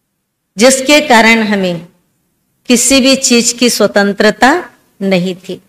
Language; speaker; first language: Hindi; native; Hindi